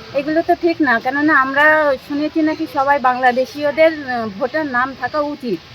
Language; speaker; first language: Bangla; native; Bangla